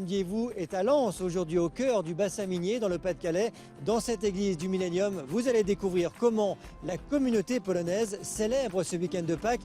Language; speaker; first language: French; native; French